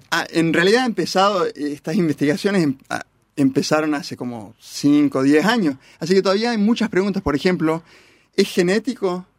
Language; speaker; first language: Spanish; early bilingual, heritage; Spanish